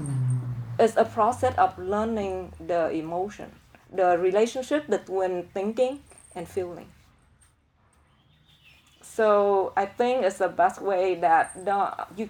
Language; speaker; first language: English; non-native, fluent; Vietnamese